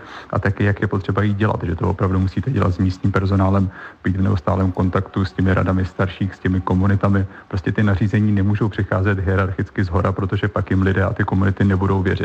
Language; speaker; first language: Czech; native; Czech